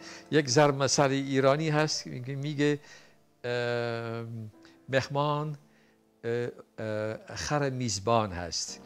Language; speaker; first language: Persian; non-native, fluent; Dutch